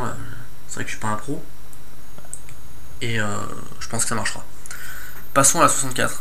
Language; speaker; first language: French; native; French